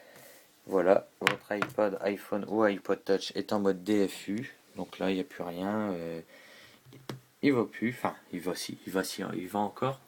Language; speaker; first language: French; native; French